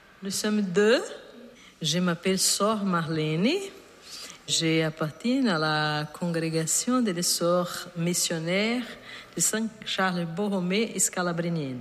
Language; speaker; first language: French; non-native, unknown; Portuguese